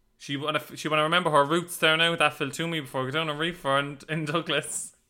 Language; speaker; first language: English; native; English